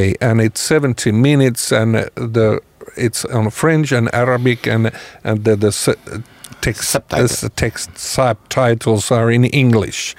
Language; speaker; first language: English; non-native, fluent; Finnish